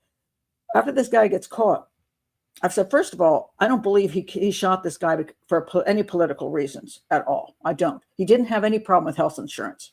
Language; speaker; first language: English; native; English